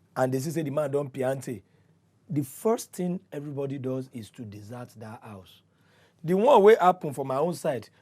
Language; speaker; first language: Nigerian Pidgin; native; Nigerian Pidgin